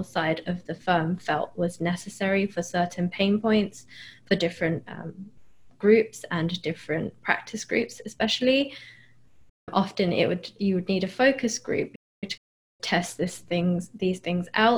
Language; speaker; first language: English; native; English